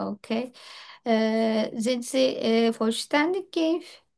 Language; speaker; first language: German; non-native, learner; Turkish